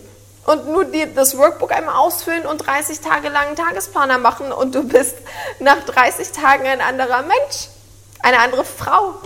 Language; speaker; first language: German; native; German